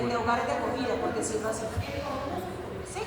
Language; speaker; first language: Spanish; native; Spanish